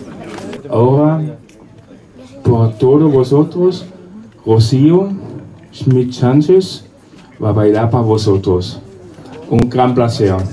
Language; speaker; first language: Spanish; non-native, learner; German